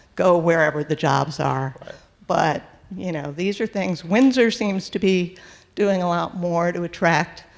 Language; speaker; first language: English; native; English